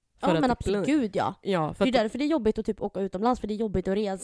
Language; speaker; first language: Swedish; native; Swedish